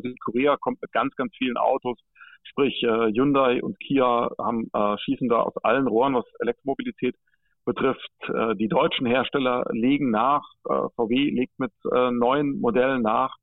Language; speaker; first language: German; native; German